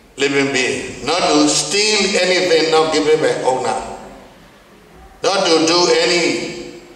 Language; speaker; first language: English; non-native, learner; Burmese